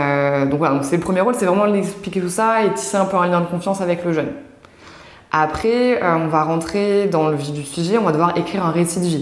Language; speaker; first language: French; native; French